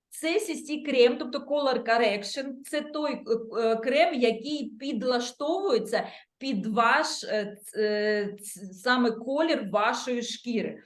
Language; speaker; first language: Ukrainian; non-native, local second language; Russian